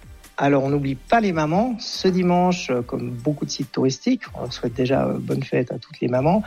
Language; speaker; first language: French; native; French